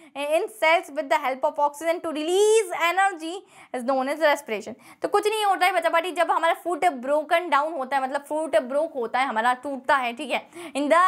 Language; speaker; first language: Hindi; native; Hindi